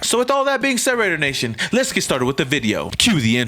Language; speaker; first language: English; native; English